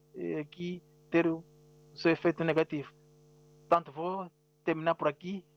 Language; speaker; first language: Portuguese; non-native, local second language; Tsonga